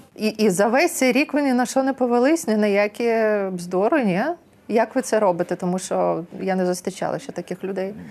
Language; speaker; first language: Ukrainian; native; Ukrainian